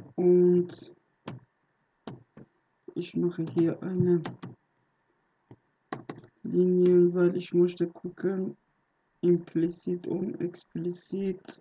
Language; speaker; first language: German; non-native, learner; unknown